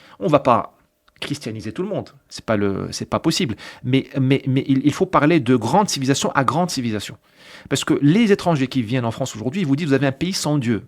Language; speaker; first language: French; non-native, local second language; Arabic